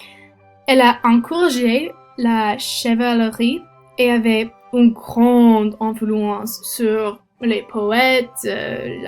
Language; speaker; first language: French; non-native, learner; English